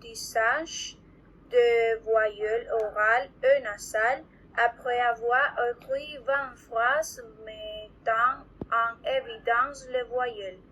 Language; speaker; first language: French; non-native, learner; Spanish